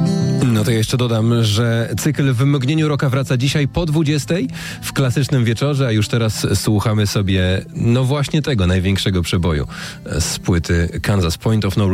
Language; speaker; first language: Polish; native; Polish